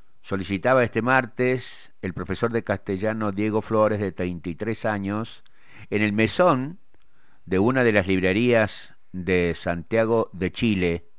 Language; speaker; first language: Spanish; native; Spanish